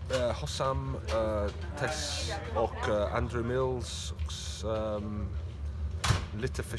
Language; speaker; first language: Swedish; non-native, learner; English